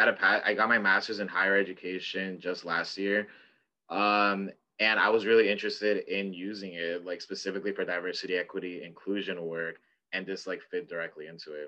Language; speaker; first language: English; native; English